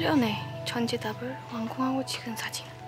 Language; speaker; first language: Korean; non-native, fluent; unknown